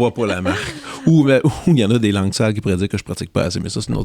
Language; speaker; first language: French; native; French